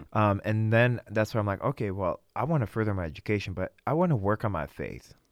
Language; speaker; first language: English; early bilingual, other home language; Russian